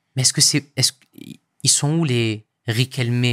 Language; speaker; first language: French; native; French